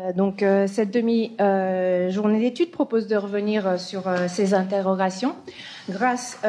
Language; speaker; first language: French; native; French